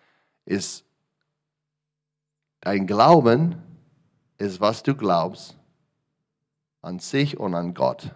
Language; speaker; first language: German; non-native, learner; English